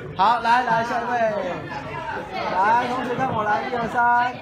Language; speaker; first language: Chinese; native; Chinese